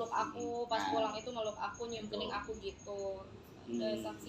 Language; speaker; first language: Indonesian; native; Indonesian